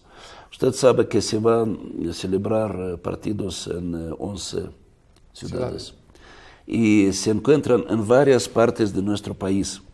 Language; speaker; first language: Spanish; non-native, fluent; Russian